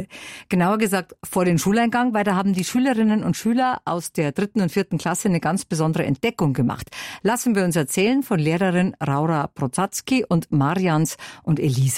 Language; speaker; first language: German; native; German